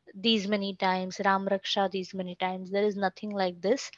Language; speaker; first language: English; non-native, local second language; Marathi